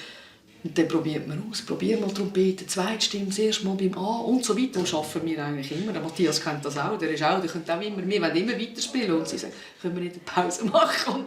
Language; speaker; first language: German; native; German